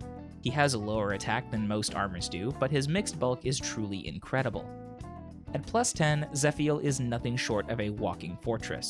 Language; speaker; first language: English; native; English